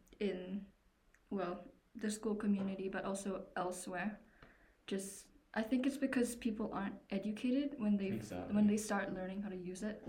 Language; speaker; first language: English; native; English